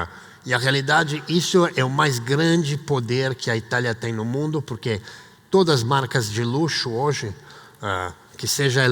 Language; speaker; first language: Portuguese; non-native, fluent; Italian